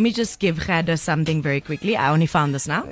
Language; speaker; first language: English; native; English